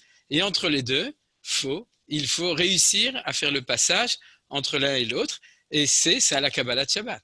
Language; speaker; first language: French; native; French